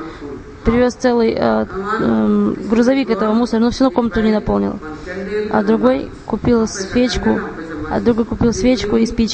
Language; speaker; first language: Russian; non-native, fluent; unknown